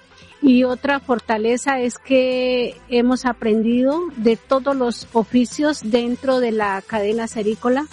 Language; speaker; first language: Spanish; native; Spanish